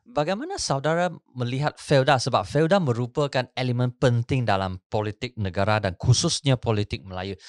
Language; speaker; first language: Malay; non-native, local second language; Chinese